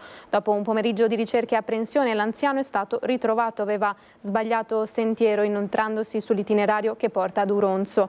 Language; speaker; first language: Italian; native; Italian